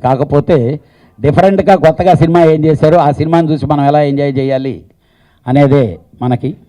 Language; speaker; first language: Telugu; native; Telugu